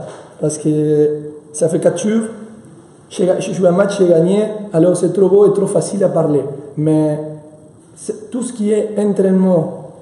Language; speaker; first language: French; non-native, fluent; Spanish